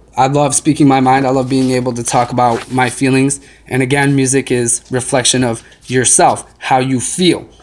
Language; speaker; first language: English; native; English